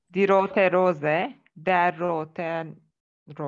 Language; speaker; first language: German; non-native, learner; Turkish